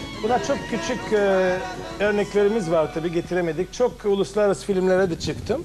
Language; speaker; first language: Turkish; non-native, fluent; English